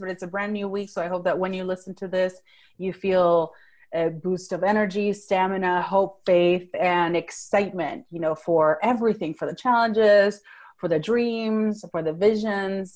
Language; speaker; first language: English; non-native, fluent; Spanish